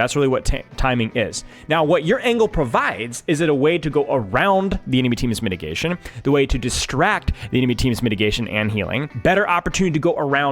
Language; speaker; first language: English; native; English